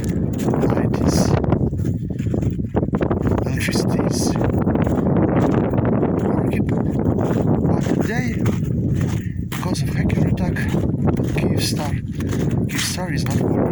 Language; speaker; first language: English; non-native, learner; Ukrainian